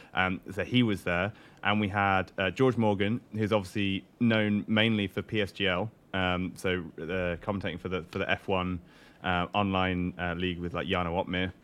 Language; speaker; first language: English; native; English